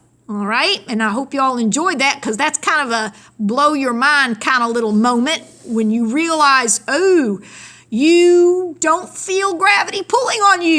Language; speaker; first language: English; native; English